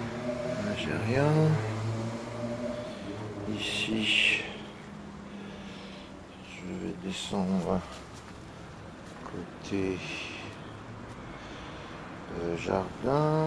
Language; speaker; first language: French; native; French